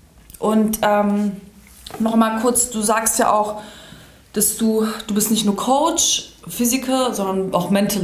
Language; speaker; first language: German; early bilingual, other home language; Serbian